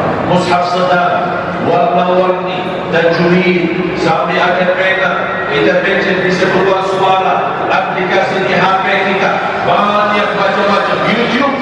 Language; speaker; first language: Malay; non-native, fluent; Arabic